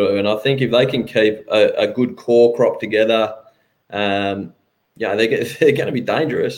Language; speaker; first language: English; native; English